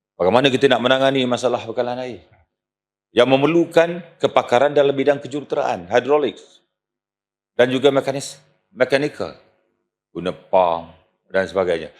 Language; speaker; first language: Malay; native; Malay